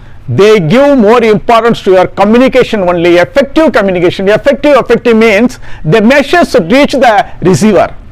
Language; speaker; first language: English; non-native, local second language; Tamil